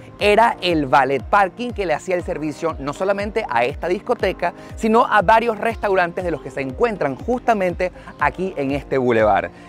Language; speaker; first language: Spanish; native; Spanish